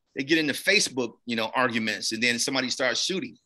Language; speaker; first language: English; native; English